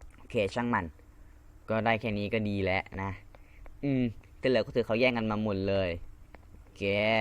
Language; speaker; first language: Thai; non-native, local second language; Lao